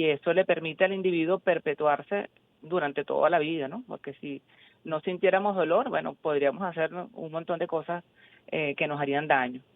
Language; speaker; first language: Spanish; native; Spanish